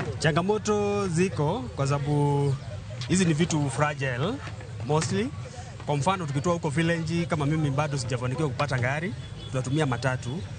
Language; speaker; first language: Swahili; non-native, local second language; Kamba